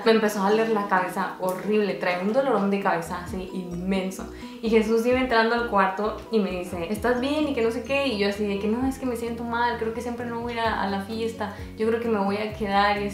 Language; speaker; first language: Spanish; native; Spanish